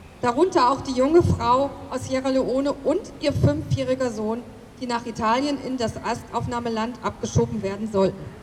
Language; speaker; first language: German; native; German